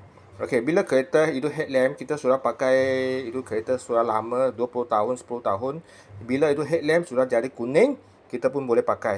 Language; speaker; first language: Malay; non-native, local second language; Chinese